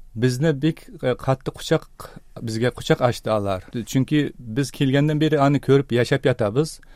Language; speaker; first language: Tatar; early bilingual, heritage; Tatar